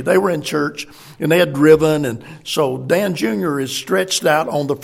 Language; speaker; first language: English; native; English